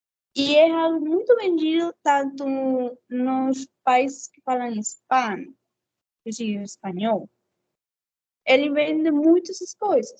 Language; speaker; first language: Portuguese; non-native, fluent; Spanish